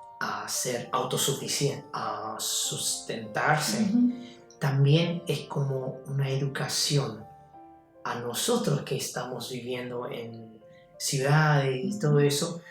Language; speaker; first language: Spanish; non-native, fluent; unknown